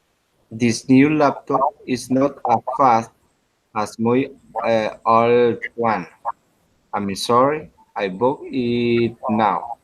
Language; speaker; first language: English; non-native, learner; Spanish